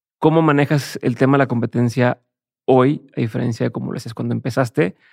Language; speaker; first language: Spanish; native; Spanish